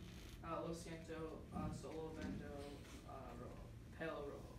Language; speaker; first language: Spanish; non-native, learner; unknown